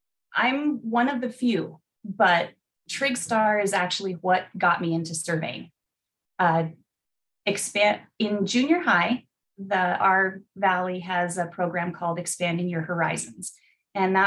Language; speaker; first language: English; native; English